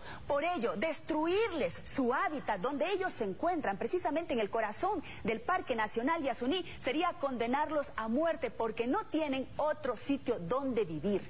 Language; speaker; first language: Spanish; native; Spanish